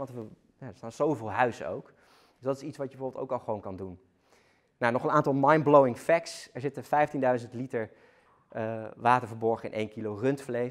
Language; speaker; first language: Dutch; native; Dutch